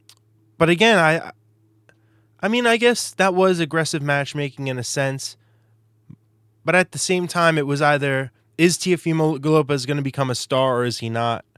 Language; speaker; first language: English; native; English